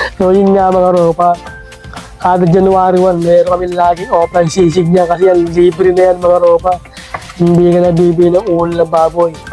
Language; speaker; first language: Filipino; native; Filipino